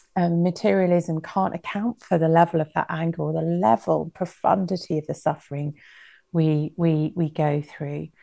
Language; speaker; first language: English; native; English